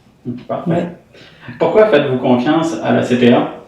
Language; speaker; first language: French; native; French